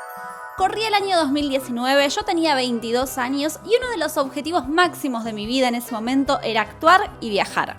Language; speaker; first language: Spanish; native; Spanish